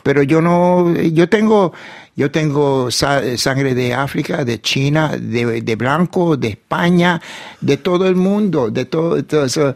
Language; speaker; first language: Spanish; early bilingual, heritage; Spanish